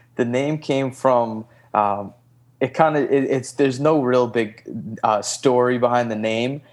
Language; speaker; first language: English; native; English